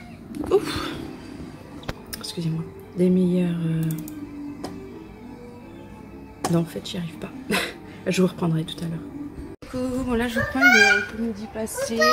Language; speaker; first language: French; native; French